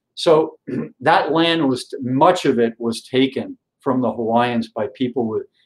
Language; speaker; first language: English; native; English